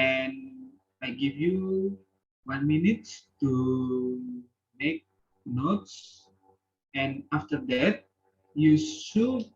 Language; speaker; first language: English; non-native, learner; Indonesian